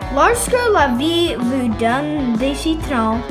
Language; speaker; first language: French; non-native, learner; English